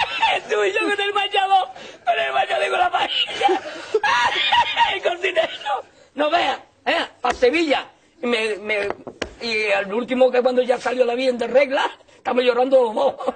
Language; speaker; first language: Spanish; native; Spanish